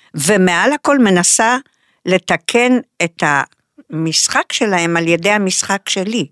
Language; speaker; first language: Hebrew; non-native, fluent; Romanian